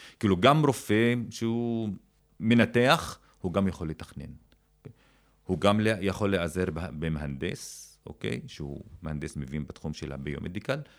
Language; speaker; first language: Hebrew; non-native, local second language; Arabic